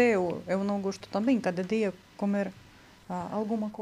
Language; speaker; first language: Portuguese; non-native, learner; Russian